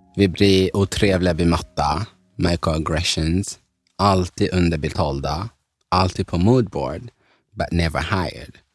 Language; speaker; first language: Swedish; early bilingual, other home language; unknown